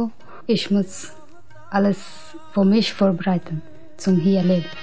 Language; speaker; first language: German; non-native, learner; Punjabi